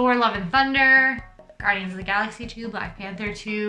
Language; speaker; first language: English; native; English